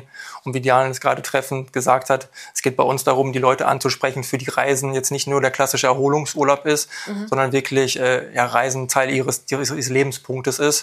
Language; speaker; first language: German; native; German